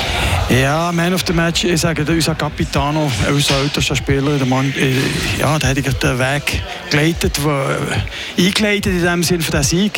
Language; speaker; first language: German; native; German